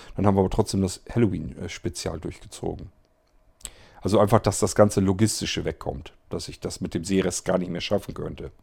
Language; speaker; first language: German; native; German